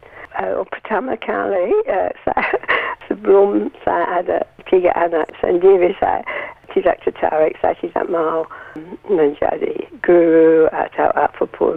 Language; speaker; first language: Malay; non-native, learner; English